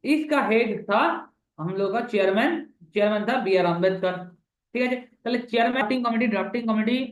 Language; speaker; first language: Hindi; non-native, local second language; Bangla